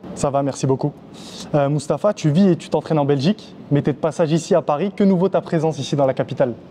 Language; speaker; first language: French; native; French